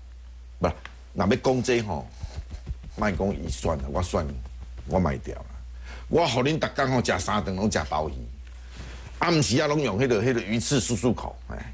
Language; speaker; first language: Chinese; native; Chinese